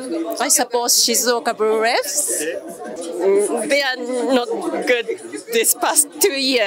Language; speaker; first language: English; non-native, fluent; Japanese